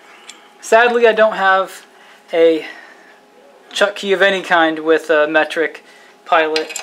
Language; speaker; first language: English; native; English